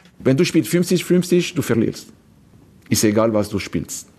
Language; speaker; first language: German; non-native, local second language; French